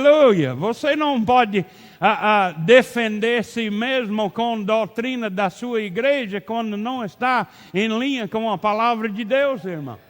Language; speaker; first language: Portuguese; non-native, learner; English